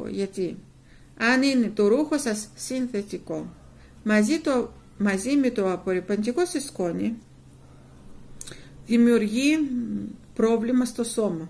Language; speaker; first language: Greek; non-native, fluent; Russian